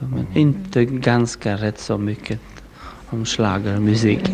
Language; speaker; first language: Swedish; non-native, learner; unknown